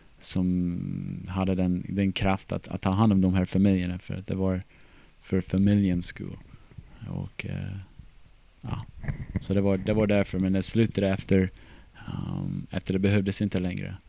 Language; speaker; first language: Swedish; non-native, fluent; English